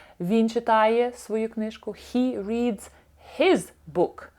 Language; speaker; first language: English; non-native, fluent; Ukrainian